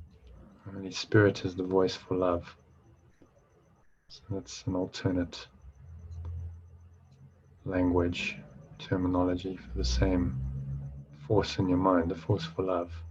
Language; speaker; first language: English; native; English